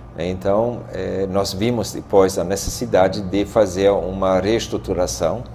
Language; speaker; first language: Portuguese; non-native, fluent; German